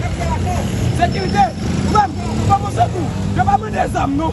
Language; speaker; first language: Haitian Creole; native; Haitian Creole